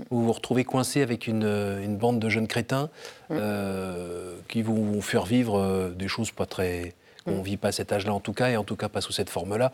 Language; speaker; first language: French; native; French